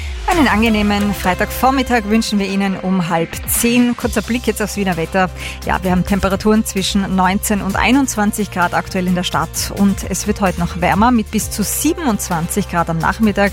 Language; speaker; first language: German; native; German